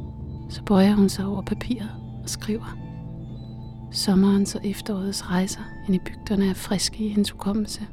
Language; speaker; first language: Danish; native; Danish